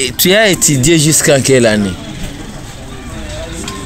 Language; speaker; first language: French; non-native, learner; Rundi